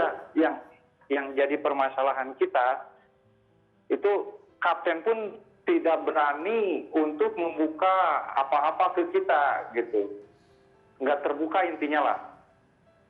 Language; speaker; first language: Indonesian; native; Indonesian